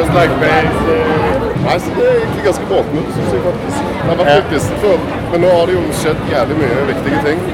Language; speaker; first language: Norwegian; native; Norwegian